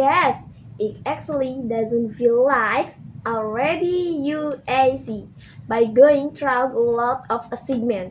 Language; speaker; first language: English; non-native, learner; Indonesian